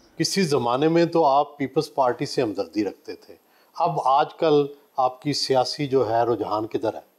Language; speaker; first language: Urdu; non-native, local second language; Punjabi